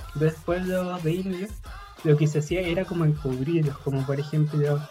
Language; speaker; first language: Spanish; native; Spanish